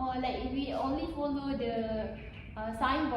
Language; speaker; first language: English; non-native, learner; Malay